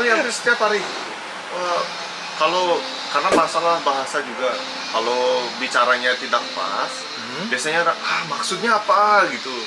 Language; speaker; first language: Indonesian; non-native, local second language; Balinese